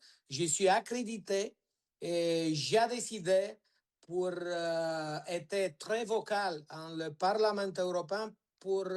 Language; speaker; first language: French; non-native, learner; Romanian